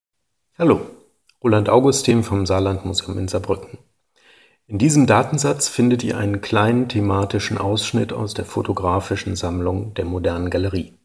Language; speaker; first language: German; native; German